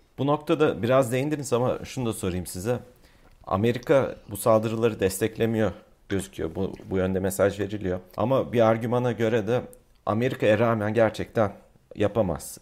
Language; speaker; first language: Turkish; native; Turkish